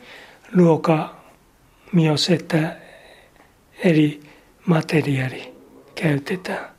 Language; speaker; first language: Finnish; non-native, learner; Japanese